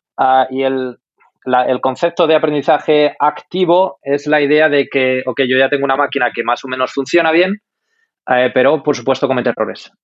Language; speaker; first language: Spanish; native; Spanish